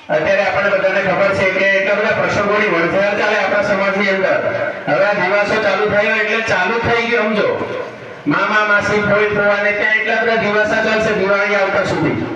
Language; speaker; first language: Gujarati; native; Gujarati